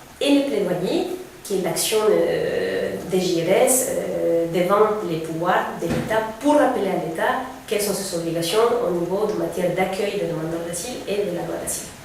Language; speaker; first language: French; non-native, fluent; Spanish